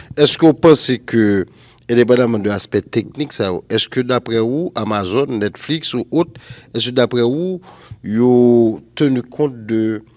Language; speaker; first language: French; non-native, local second language; Haitian Creole